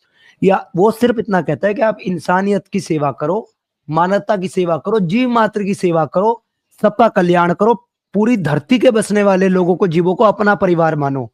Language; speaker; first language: Hindi; native; Hindi